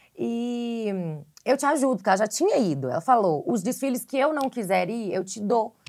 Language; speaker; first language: Portuguese; native; Portuguese